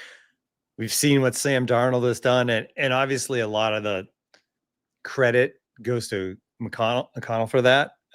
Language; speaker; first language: English; native; English